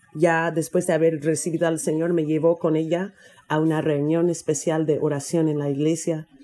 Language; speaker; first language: Spanish; non-native, fluent; English